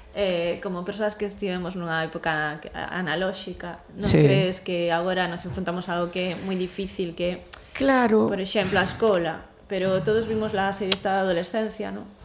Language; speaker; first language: Galician; non-native, local second language; Spanish